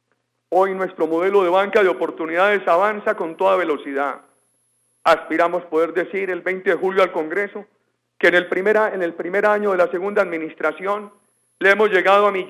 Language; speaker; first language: Spanish; native; Spanish